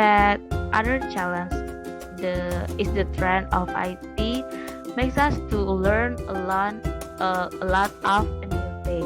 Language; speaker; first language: English; non-native, learner; Indonesian